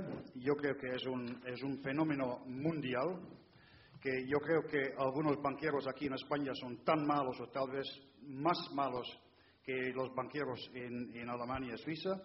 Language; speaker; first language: Spanish; non-native, fluent; Dutch